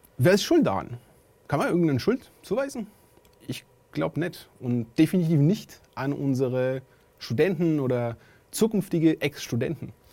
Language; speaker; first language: German; non-native, fluent; French